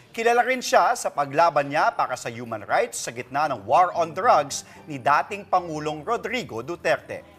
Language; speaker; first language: Filipino; native; Filipino